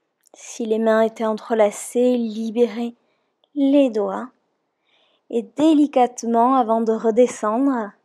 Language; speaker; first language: French; native; French